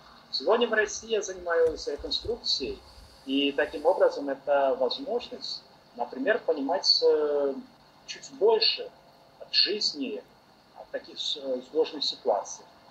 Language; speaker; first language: Russian; non-native, fluent; Portuguese